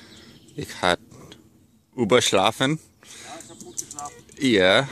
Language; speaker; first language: German; non-native, learner; English